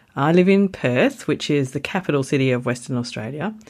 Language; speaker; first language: English; native; English